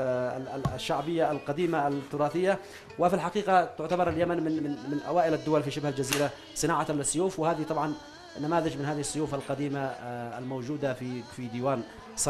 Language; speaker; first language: Arabic; native; Arabic